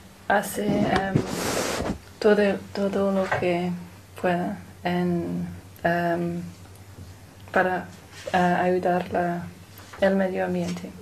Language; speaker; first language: Spanish; non-native, learner; English